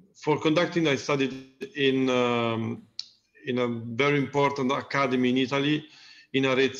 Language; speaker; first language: English; non-native, learner; Italian